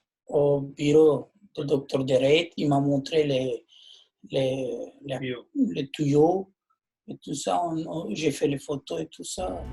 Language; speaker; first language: French; non-native, learner; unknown